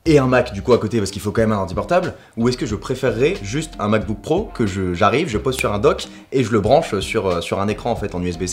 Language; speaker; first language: French; native; French